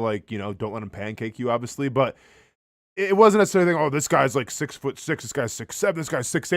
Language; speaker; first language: English; native; English